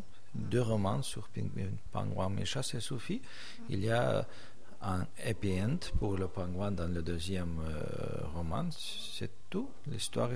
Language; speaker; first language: French; non-native, fluent; Russian